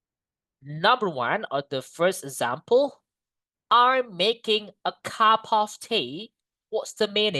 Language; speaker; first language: English; non-native, fluent; Indonesian